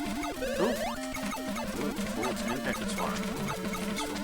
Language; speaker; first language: English; native; English